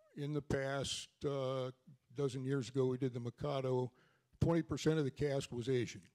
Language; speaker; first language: English; native; English